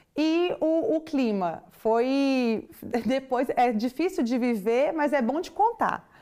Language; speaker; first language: Portuguese; native; Portuguese